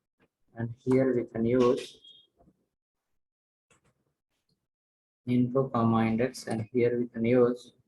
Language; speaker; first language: English; non-native, local second language; Telugu